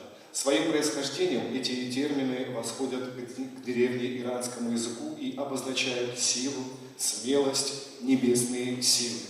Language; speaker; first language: Russian; native; Russian